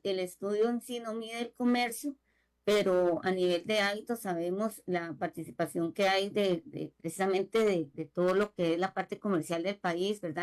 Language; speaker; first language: Spanish; native; Spanish